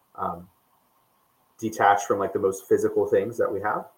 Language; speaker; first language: English; non-native, fluent; Portuguese